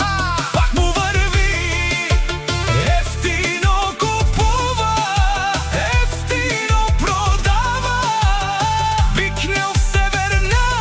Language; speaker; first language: Bulgarian; non-native, local second language; Romany